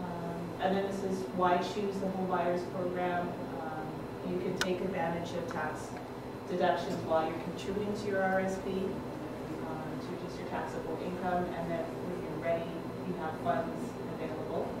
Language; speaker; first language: English; native; English